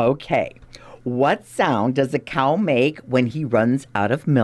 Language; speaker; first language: English; native; English